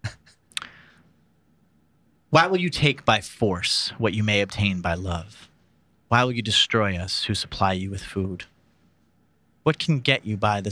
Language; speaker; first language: English; native; English